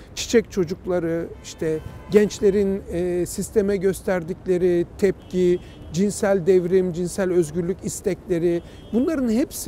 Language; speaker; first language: Turkish; native; Turkish